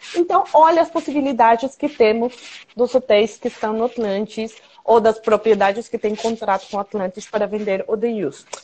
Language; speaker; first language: Portuguese; non-native, fluent; Spanish